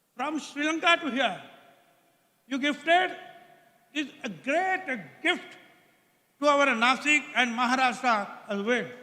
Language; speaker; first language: English; non-native, local second language; Marathi